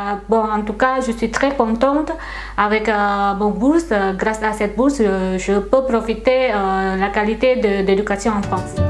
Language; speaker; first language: French; non-native, fluent; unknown